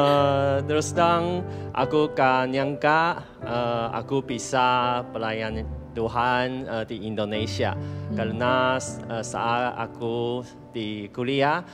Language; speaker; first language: Indonesian; non-native, fluent; Chinese